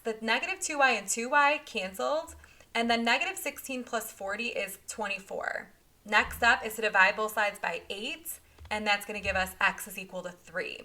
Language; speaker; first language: English; native; English